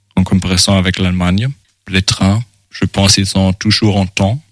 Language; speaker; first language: French; non-native, fluent; German